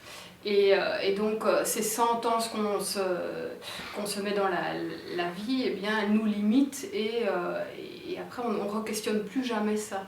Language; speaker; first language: French; native; French